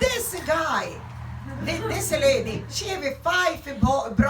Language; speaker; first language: English; non-native, learner; Italian